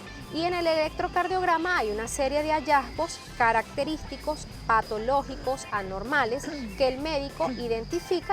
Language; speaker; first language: Spanish; native; Spanish